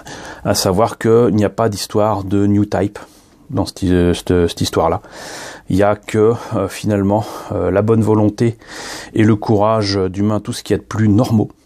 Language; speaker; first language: French; native; French